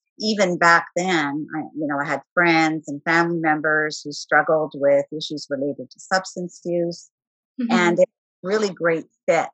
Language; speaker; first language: English; native; English